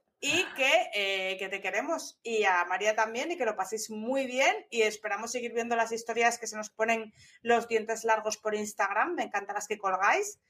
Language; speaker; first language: Spanish; native; Spanish